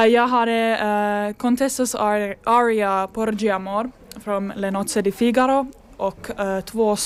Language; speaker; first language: Swedish; non-native, fluent; Finnish